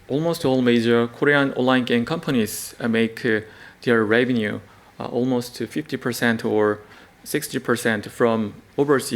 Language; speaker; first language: English; non-native, learner; Korean